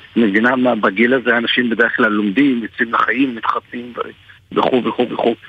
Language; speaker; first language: Hebrew; non-native, local second language; Arabic